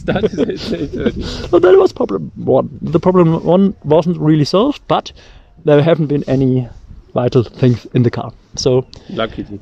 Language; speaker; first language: English; non-native, learner; German